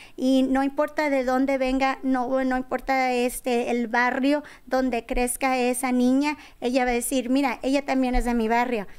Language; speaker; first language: Spanish; early bilingual, heritage; Spanish